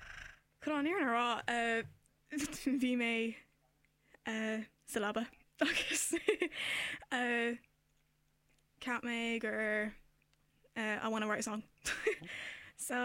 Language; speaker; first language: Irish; non-native, learner; English